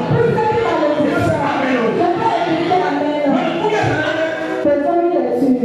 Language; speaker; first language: French; native; French